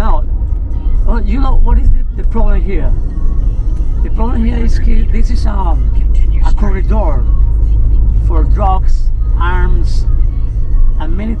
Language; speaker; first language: English; non-native, learner; Spanish